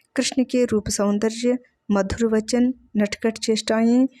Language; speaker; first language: Hindi; non-native, local second language; Telugu